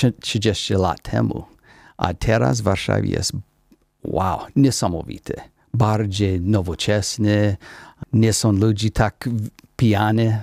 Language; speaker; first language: Polish; non-native, learner; English